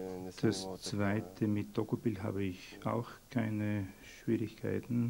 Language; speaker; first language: German; non-native, fluent; Bulgarian